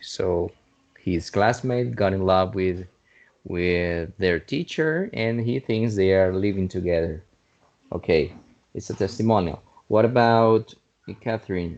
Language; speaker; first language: English; non-native, fluent; Spanish